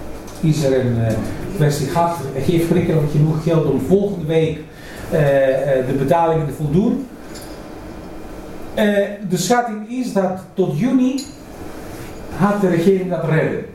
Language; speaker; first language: Dutch; non-native, fluent; Greek